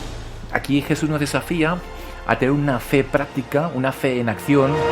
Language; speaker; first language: Spanish; native; Spanish